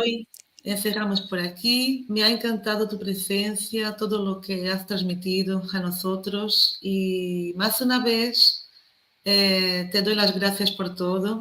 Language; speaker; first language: Spanish; non-native, fluent; Portuguese